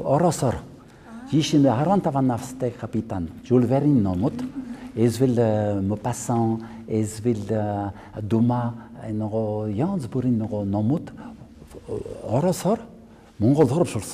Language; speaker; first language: Mongolian; non-native, fluent; French